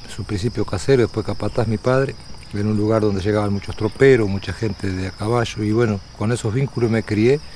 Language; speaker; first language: Spanish; native; Spanish